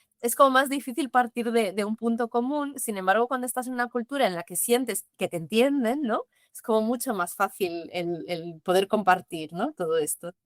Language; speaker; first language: Spanish; non-native, fluent; Portuguese